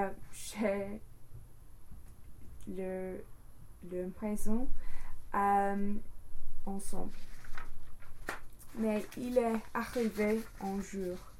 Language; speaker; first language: French; non-native, learner; English